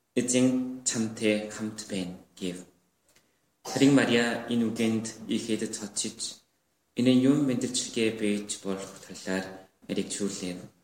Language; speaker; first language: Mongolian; non-native, learner; Korean